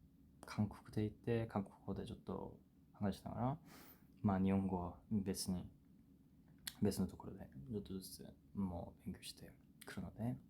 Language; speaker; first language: Japanese; non-native, fluent; Korean